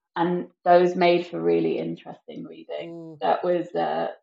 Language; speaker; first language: English; native; English